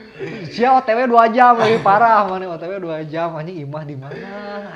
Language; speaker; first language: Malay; non-native, local second language; Sundanese